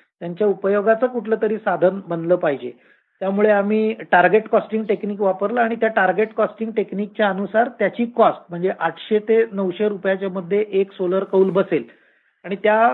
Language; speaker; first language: Marathi; native; Marathi